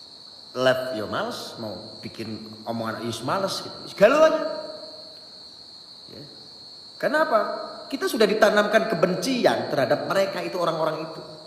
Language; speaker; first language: Indonesian; non-native, local second language; Javanese